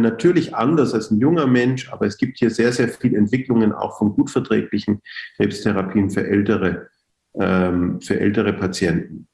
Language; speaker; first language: German; native; German